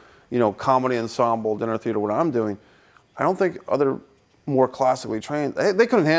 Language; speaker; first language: English; native; English